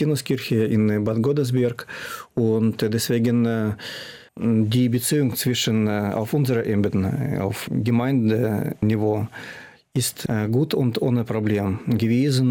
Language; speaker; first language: German; non-native, fluent; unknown